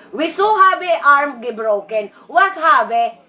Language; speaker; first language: German; non-native, learner; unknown